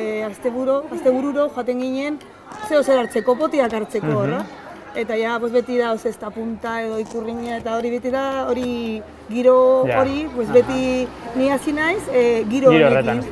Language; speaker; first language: Basque; non-native, local second language; Spanish